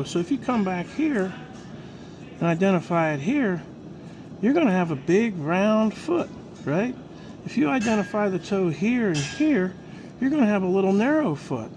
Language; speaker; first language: English; native; English